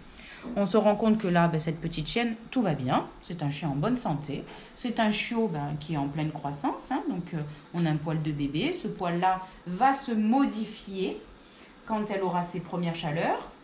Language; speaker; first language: French; native; French